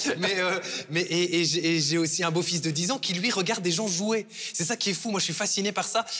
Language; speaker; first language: French; native; French